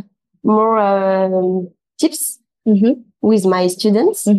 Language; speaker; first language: English; non-native, local second language; French